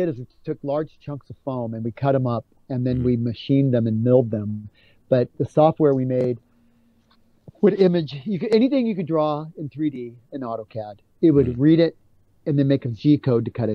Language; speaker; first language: English; native; English